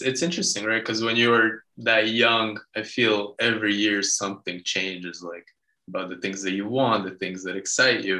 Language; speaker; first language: English; early bilingual, other home language; Hebrew